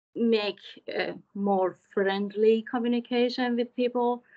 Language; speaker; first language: English; non-native, fluent; Persian